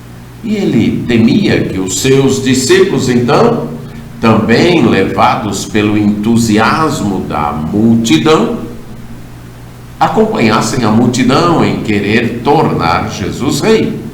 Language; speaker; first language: Portuguese; native; Portuguese